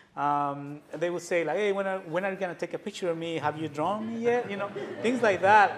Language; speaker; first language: English; non-native, fluent; Spanish